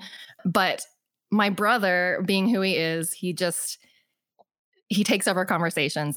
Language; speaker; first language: English; native; English